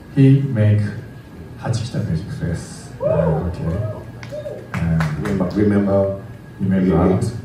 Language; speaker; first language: English; non-native, learner; Japanese